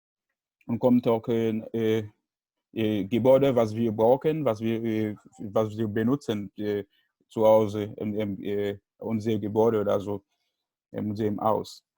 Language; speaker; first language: German; non-native, learner; Haitian Creole